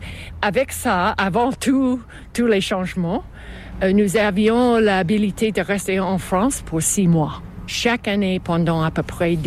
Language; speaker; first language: French; non-native, fluent; English